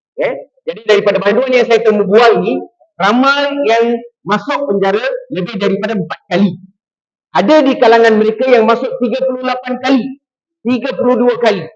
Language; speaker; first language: Malay; non-native, local second language; Tamil